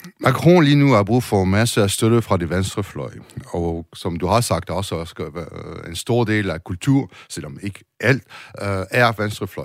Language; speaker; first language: Danish; non-native, fluent; French